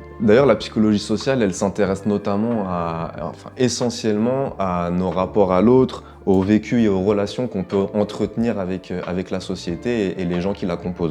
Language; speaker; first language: French; native; French